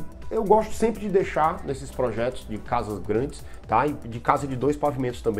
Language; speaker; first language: Portuguese; native; Portuguese